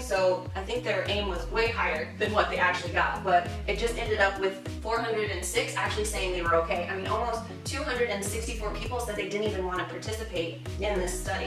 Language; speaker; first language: English; native; English